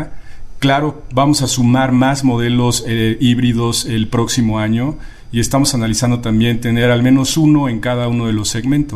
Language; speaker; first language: Spanish; native; Spanish